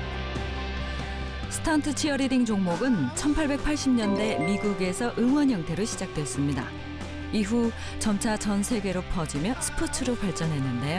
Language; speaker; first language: Korean; native; Korean